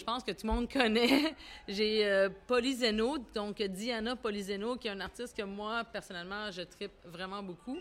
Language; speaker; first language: French; native; French